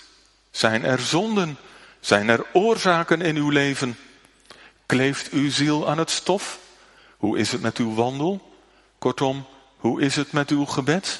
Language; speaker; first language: Dutch; native; Dutch